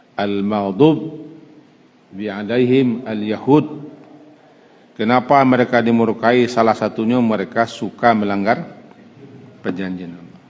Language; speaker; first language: Malay; non-native, local second language; Minangkabau